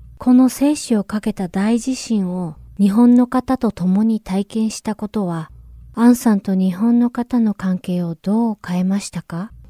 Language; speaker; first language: Japanese; native; Japanese